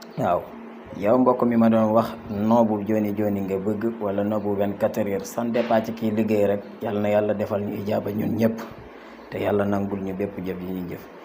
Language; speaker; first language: Wolof; non-native, local second language; Fula